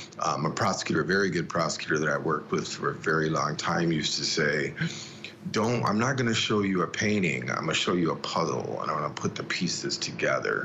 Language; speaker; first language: English; native; English